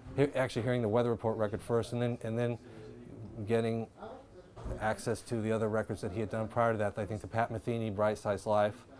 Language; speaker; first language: English; native; English